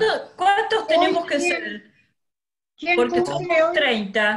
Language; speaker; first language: Spanish; native; Spanish